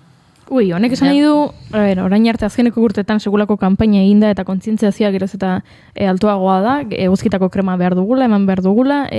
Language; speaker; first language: Basque; native; Basque